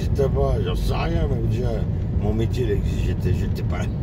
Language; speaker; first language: French; native; French